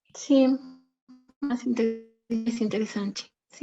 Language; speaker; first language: Portuguese; non-native, learner; Spanish